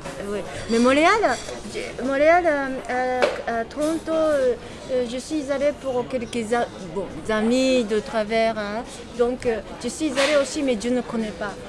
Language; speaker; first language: French; non-native, learner; Japanese